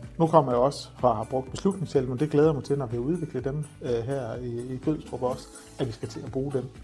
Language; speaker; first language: Danish; native; Danish